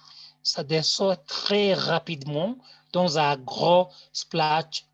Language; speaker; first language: French; non-native, fluent; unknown